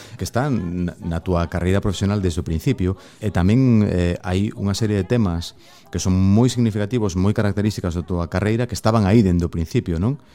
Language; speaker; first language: Galician; native; Galician